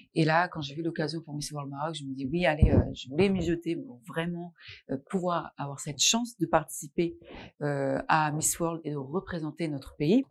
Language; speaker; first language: French; non-native, local second language; Arabic